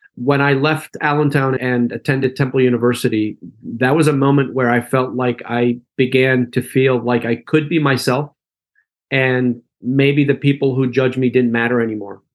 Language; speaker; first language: English; early bilingual, other home language; Arabic